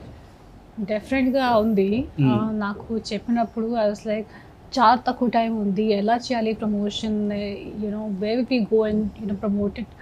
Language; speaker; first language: Telugu; non-native, local second language; Hindi